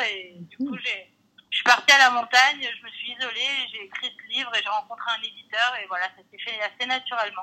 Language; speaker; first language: French; native; French